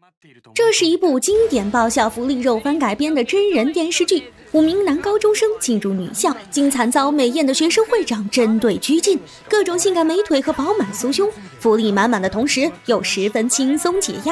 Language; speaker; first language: Chinese; native; Chinese